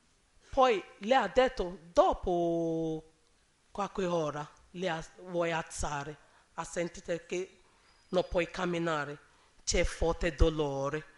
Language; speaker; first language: Italian; non-native, learner; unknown